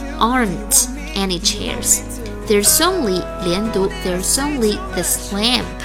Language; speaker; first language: English; non-native, fluent; Chinese